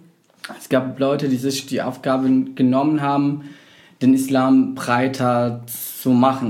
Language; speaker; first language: German; non-native, fluent; Arabic